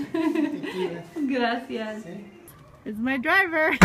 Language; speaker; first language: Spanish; non-native, learner; English